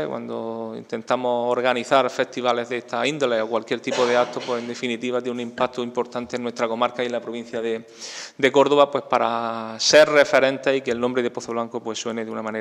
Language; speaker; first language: Spanish; native; Spanish